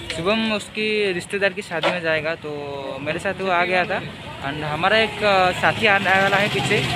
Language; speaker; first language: Hindi; non-native, local second language; Odia